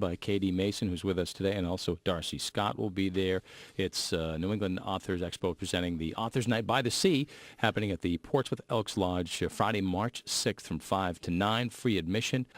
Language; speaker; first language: English; native; English